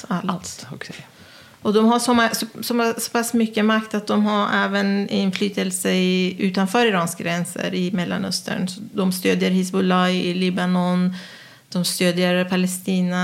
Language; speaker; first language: Swedish; non-native, fluent; Persian